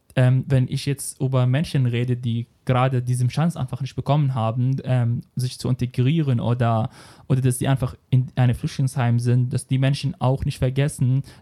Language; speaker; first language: German; non-native, fluent; Arabic